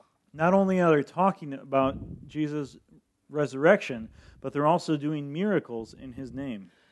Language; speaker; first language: English; early bilingual, other home language; Spanish